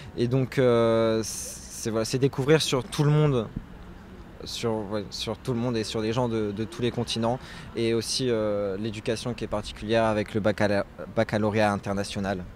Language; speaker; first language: French; native; French